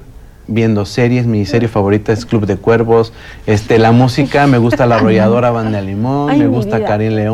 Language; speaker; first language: Spanish; native; Spanish